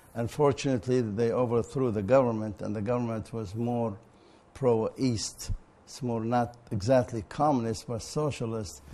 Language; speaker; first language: English; non-native, fluent; Arabic